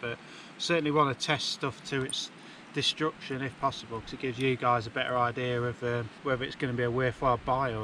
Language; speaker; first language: English; native; English